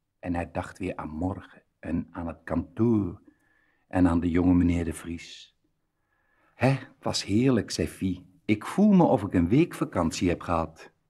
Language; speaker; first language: Dutch; native; Dutch